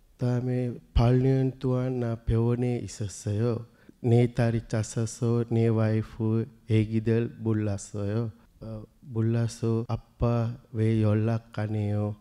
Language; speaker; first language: Korean; non-native, learner; Sinhala